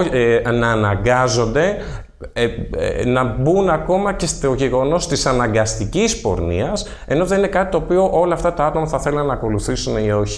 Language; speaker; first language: Greek; native; Greek